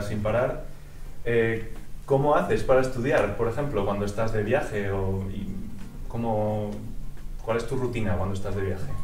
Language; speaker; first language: Spanish; native; Spanish